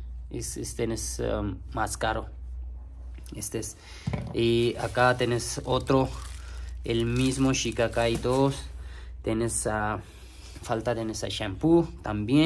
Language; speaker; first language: Spanish; non-native, learner; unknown